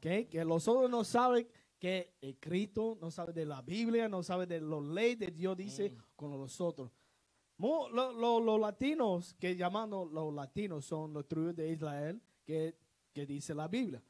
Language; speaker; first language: Spanish; non-native, learner; English